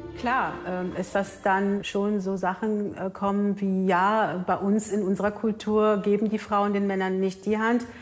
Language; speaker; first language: German; early bilingual, other home language; Arabic